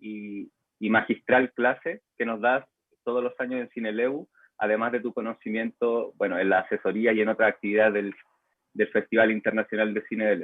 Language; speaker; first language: Spanish; native; Spanish